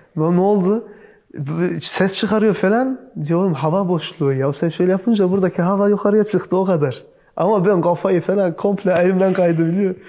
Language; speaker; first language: Turkish; early bilingual, heritage; Turkish